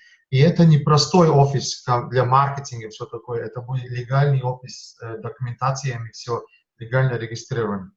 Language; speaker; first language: Russian; non-native, fluent; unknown